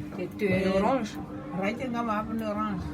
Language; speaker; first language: French; non-native, local second language; Malagasy